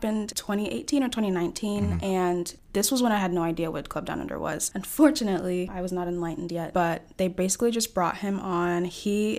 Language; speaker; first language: English; early bilingual, other home language; Haitian Creole